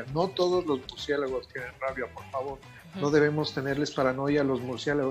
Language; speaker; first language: Spanish; native; Spanish